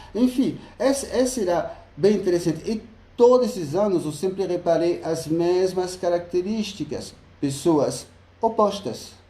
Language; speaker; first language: Portuguese; non-native, fluent; French